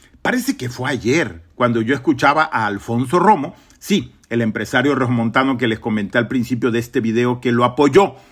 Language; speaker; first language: Spanish; native; Spanish